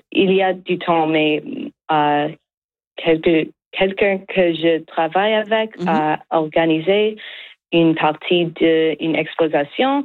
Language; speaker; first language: French; non-native, learner; English